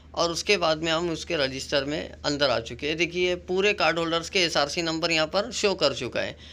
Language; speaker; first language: Hindi; non-native, local second language; Urdu